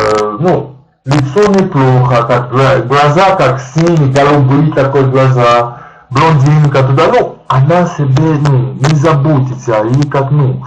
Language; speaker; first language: Russian; non-native, learner; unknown